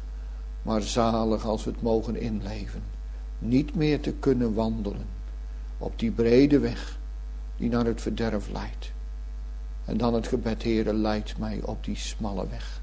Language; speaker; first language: Dutch; native; Dutch